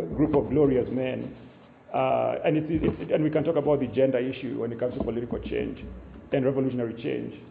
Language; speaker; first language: English; non-native, local second language; Kikuyu